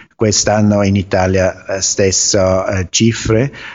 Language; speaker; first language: Italian; non-native, learner; German